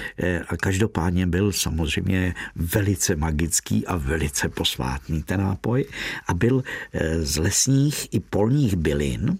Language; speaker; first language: Czech; native; Czech